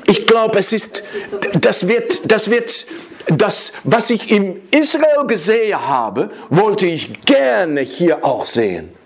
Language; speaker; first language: German; non-native, fluent; Dutch